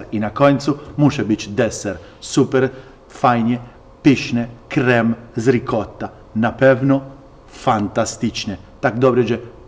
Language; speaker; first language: Polish; non-native, learner; Italian